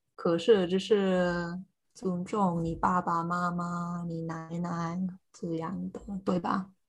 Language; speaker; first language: Chinese; non-native, fluent; English